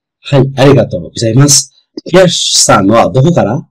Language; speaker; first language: Japanese; non-native, fluent; Bangla